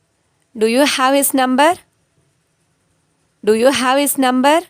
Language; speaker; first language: English; non-native, local second language; Tamil